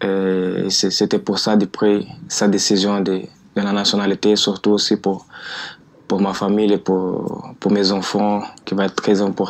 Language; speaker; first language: French; non-native, learner; Portuguese